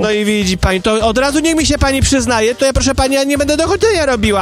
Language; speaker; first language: Polish; native; Polish